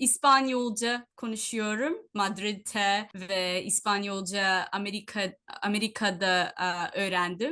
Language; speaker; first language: Turkish; non-native, fluent; Telugu